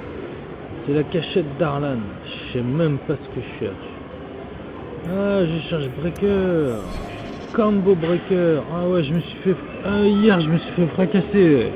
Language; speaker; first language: French; native; French